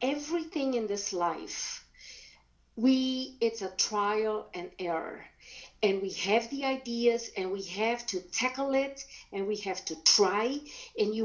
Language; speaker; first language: English; non-native, fluent; German